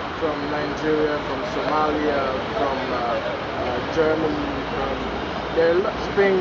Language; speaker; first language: English; non-native, fluent; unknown